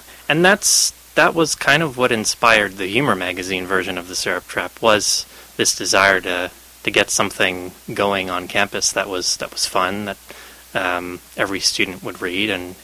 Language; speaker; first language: English; native; English